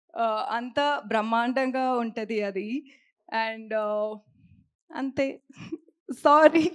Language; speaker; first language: Telugu; non-native, learner; Tamil